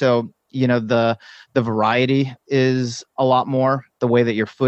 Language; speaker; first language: English; native; English